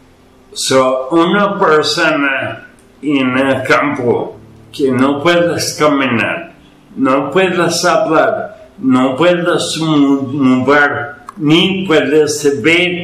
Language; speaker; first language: Spanish; non-native, fluent; English